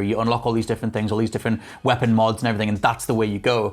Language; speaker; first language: English; native; English